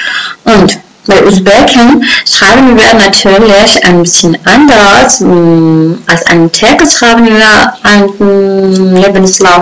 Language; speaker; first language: German; non-native, fluent; Uzbek